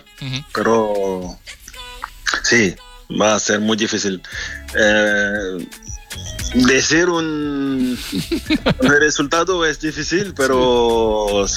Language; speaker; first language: Spanish; non-native, fluent; French